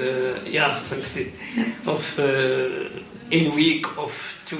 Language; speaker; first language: Dutch; non-native, learner; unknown